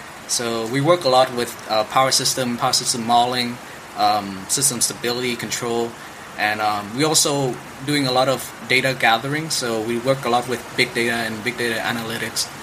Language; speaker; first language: English; non-native, fluent; Vietnamese